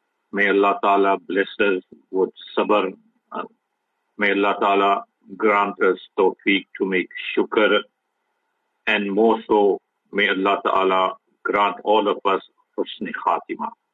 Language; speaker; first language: English; native; English